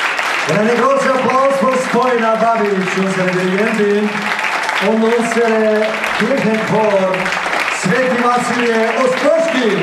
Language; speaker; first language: German; non-native, learner; Serbian